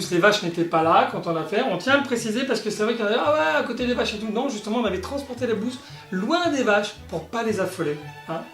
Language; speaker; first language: French; native; French